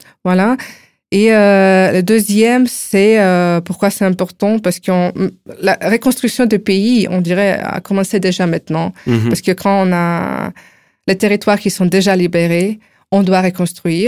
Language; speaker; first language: French; non-native, fluent; Ukrainian